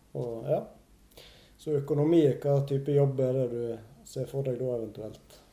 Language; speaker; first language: Norwegian; native; Norwegian